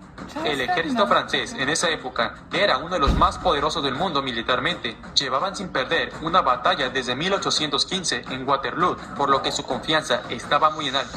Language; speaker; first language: Spanish; native; Spanish